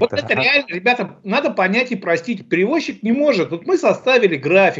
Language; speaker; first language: Russian; native; Russian